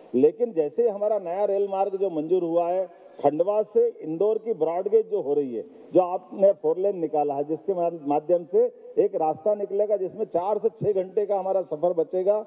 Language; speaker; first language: Hindi; native; Hindi